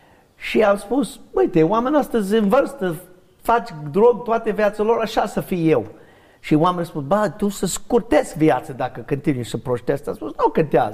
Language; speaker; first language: Romanian; non-native, learner; English